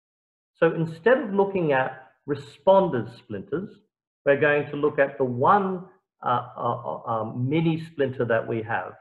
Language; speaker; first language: English; native; English